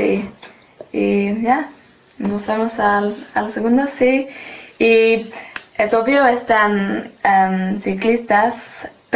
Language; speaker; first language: Spanish; non-native, learner; English